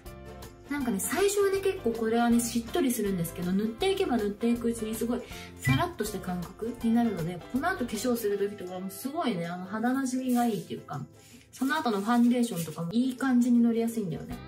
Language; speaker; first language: Japanese; native; Japanese